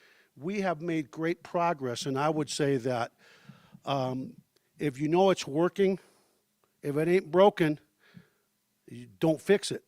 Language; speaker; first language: English; early bilingual, heritage; Spanish